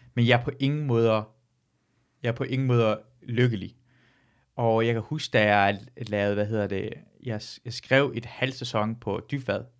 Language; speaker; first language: Danish; early bilingual, other home language; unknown